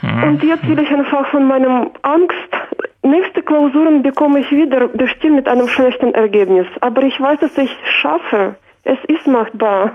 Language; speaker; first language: German; non-native, fluent; Russian